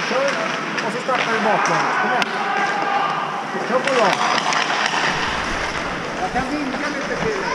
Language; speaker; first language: Swedish; native; Swedish